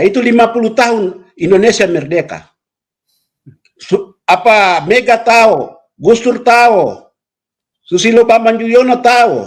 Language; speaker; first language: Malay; non-native, local second language; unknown